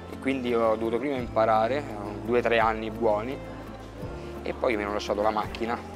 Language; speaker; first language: Italian; native; Italian